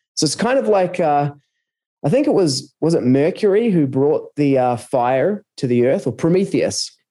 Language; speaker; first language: English; native; English